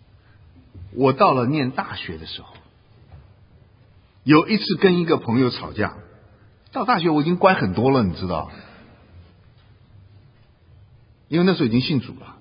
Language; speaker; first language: Chinese; native; Chinese